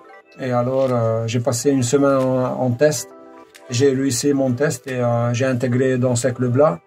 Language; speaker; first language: French; non-native, local second language; Hungarian